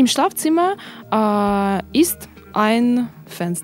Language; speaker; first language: German; non-native, learner; Russian